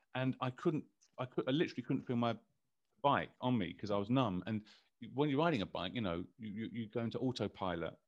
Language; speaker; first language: English; native; English